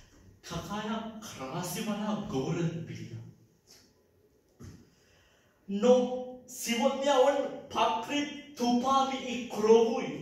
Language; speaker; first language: Russian; non-native, learner; Sinhala